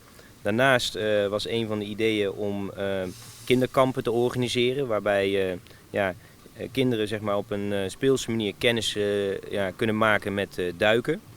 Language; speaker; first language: Dutch; native; Dutch